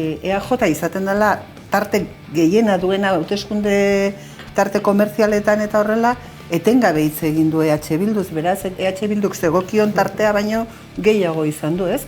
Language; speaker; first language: Basque; native; Basque